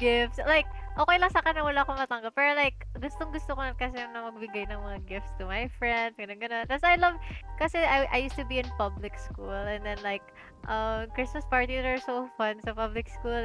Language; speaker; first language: English; non-native, local second language; Filipino